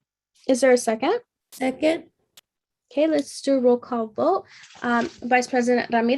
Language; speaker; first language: English; native; English